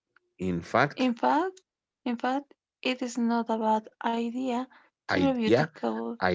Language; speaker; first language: English; non-native, learner; Spanish